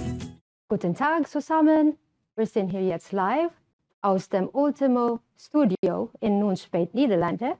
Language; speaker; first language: German; non-native, fluent; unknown